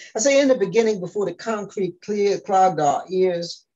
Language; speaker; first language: English; early bilingual, other home language; Spanish